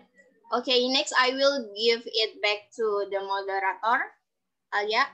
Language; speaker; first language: English; non-native, learner; Indonesian